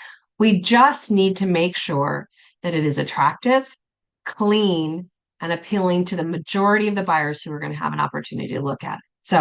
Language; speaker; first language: English; native; English